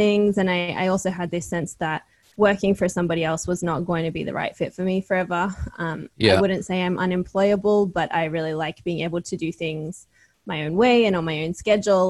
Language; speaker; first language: English; native; English